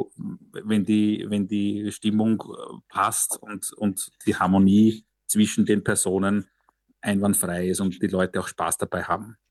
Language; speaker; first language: German; native; German